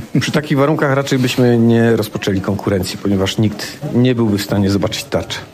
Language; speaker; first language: Polish; native; Polish